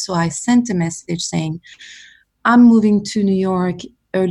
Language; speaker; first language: English; non-native, fluent; French